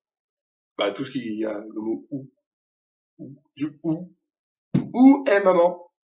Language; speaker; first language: French; native; French